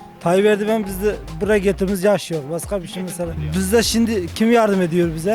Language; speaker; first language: Turkish; non-native, learner; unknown